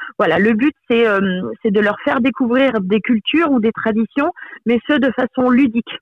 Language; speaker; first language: French; native; French